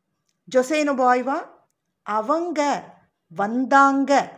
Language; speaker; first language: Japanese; non-native, fluent; Tamil